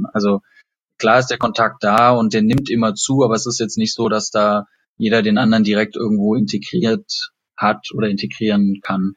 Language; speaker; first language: German; native; German